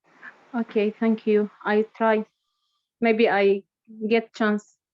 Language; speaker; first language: English; non-native, learner; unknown